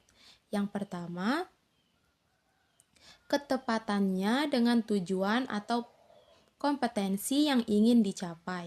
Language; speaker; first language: Indonesian; native; Indonesian